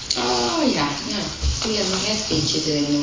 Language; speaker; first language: Dutch; native; Dutch